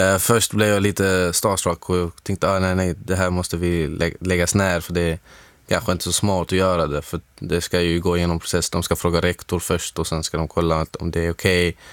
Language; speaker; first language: Swedish; non-native, fluent; Arabic